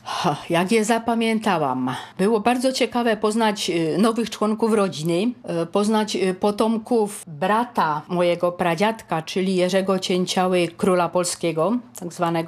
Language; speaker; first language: Polish; native; Polish